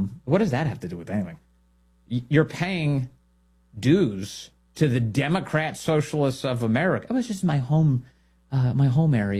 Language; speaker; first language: English; native; English